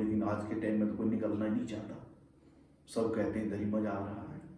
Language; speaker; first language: Hindi; native; Hindi